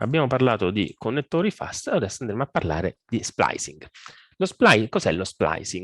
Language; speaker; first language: Italian; native; Italian